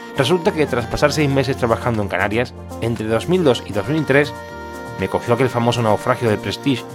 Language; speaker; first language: Spanish; native; Spanish